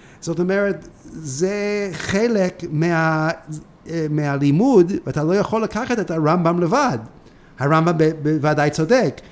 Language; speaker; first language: Hebrew; non-native, fluent; English